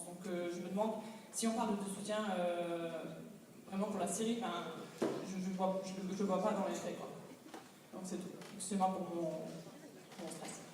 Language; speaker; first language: French; non-native, fluent; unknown